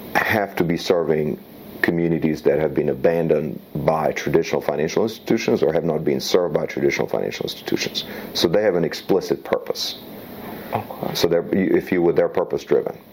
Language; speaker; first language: English; early bilingual, other home language; Slovak